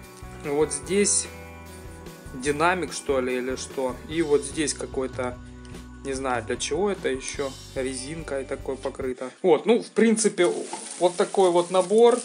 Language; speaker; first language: Russian; native; Russian